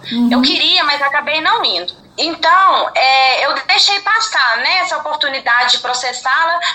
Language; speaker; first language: Portuguese; native; Portuguese